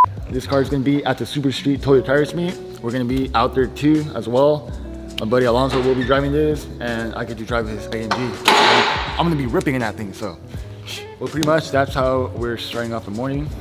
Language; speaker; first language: English; early bilingual, other home language; Spanish